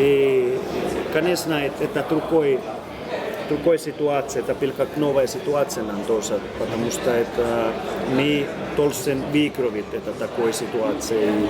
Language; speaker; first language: Russian; non-native, learner; Finnish